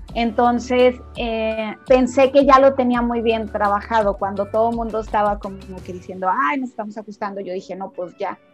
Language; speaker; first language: Spanish; native; Spanish